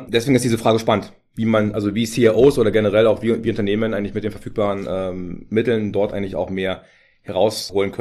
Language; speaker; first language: German; native; German